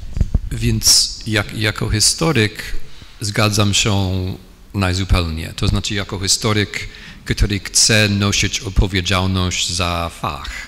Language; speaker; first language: Polish; non-native, fluent; English